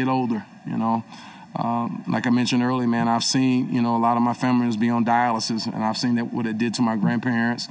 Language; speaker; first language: English; native; English